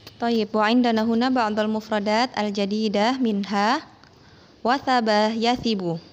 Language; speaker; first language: Arabic; non-native, fluent; Indonesian